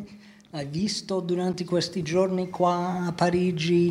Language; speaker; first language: Italian; non-native, fluent; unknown